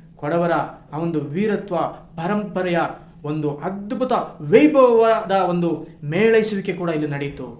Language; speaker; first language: Kannada; non-native, local second language; Kodava